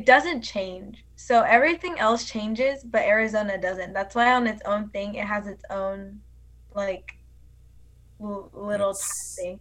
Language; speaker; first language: English; early bilingual, other home language; Spanish